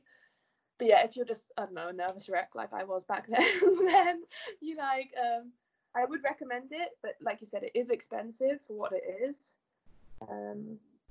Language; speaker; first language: English; native; English